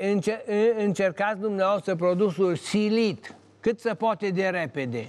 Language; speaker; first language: Romanian; native; Romanian